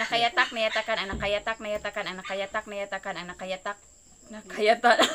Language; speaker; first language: Cebuano; native; Cebuano